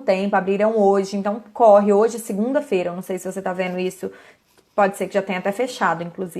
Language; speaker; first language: Portuguese; native; Portuguese